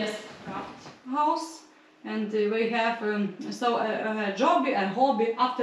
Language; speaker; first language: English; non-native, learner; Lithuanian